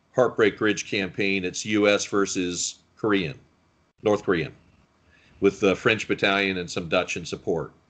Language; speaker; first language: English; native; English